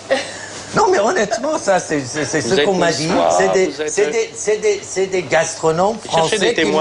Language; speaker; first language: French; non-native, fluent; Persian